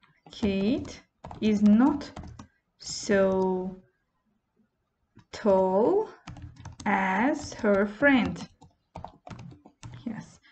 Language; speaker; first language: English; non-native, fluent; Azerbaijani